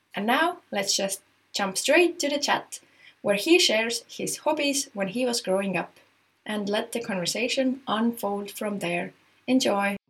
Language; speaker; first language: English; non-native, fluent; Estonian